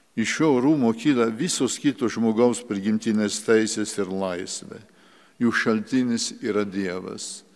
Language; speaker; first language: Lithuanian; early bilingual, heritage; Lithuanian